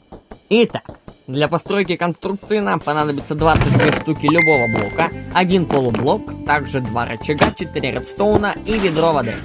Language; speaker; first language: Russian; native; Russian